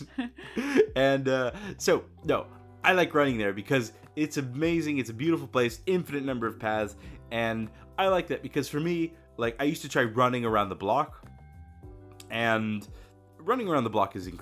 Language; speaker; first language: English; native; English